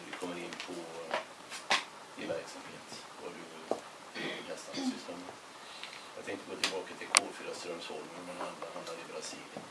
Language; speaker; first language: Swedish; native; Swedish